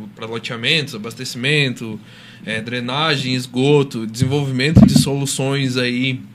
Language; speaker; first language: Portuguese; native; Portuguese